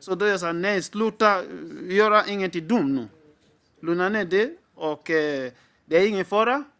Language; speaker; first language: Swedish; non-native, fluent; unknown